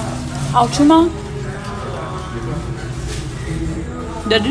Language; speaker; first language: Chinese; non-native, fluent; Persian